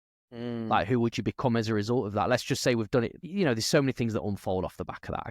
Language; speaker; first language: English; native; English